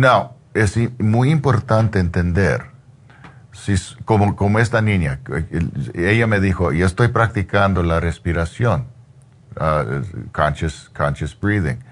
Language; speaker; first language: Spanish; non-native, learner; English